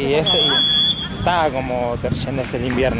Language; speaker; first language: Spanish; native; Spanish